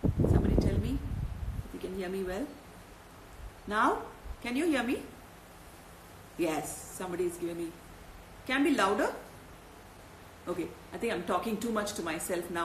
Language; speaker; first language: English; non-native, local second language; Tamil